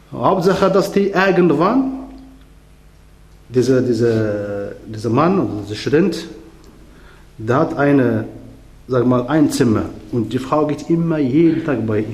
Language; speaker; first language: German; non-native, learner; Arabic